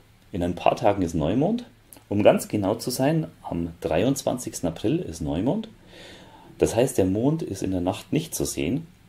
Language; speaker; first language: German; native; German